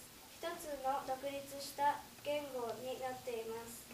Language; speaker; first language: Japanese; early bilingual, heritage; Japanese